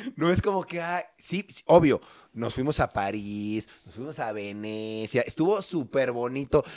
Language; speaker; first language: Spanish; native; Spanish